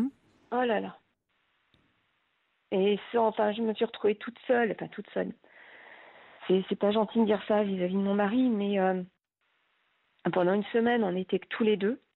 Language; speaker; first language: French; native; French